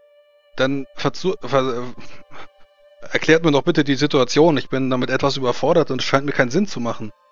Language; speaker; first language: German; native; German